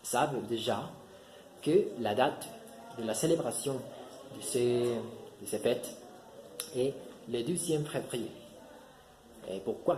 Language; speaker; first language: French; non-native, learner; Spanish